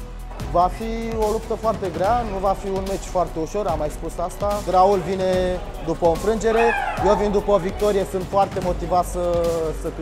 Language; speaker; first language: Romanian; native; Romanian